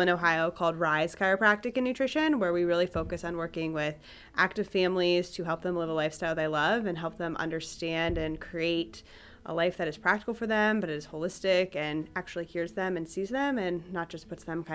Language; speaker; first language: English; native; English